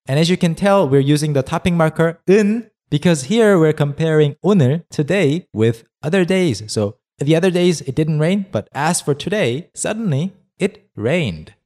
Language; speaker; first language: English; non-native, fluent; Korean